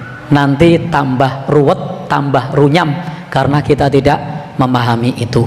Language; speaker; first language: Indonesian; native; Indonesian